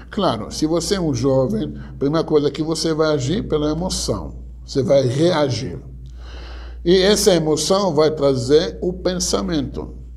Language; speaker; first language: Portuguese; non-native, fluent; Hebrew